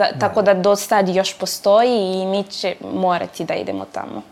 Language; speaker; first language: Croatian; non-native, fluent; French